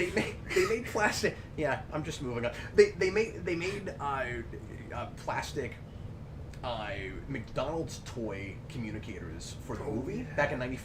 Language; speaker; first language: English; native; English